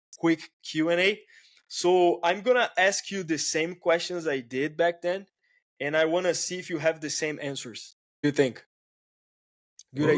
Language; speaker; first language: English; non-native, fluent; Portuguese